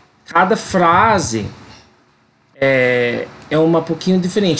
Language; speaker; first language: Portuguese; non-native, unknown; English